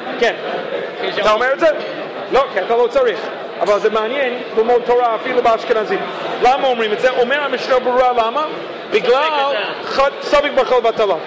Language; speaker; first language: Hebrew; non-native, fluent; English